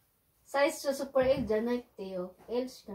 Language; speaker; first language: Japanese; native; Japanese